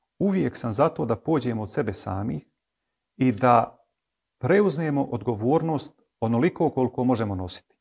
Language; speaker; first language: Croatian; native; Croatian